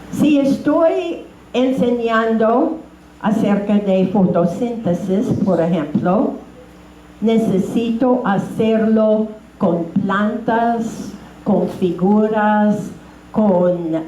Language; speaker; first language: Spanish; non-native, fluent; English